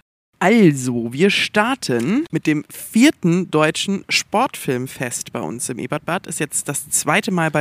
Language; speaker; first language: German; native; German